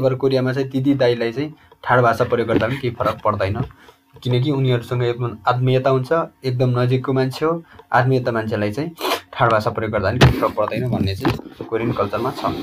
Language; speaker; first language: Nepali; native; Nepali